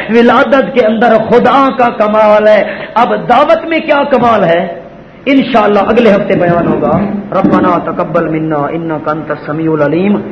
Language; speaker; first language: Urdu; non-native, local second language; Punjabi